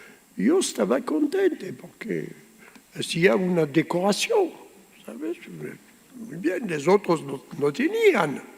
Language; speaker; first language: Spanish; early bilingual, heritage; Ladino